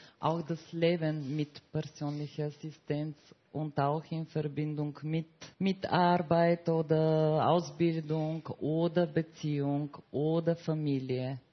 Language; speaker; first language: German; non-native, fluent; Bulgarian